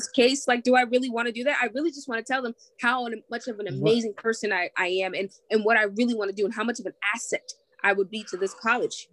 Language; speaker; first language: English; native; English